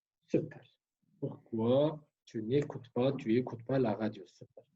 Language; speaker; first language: French; non-native, fluent; Kurdish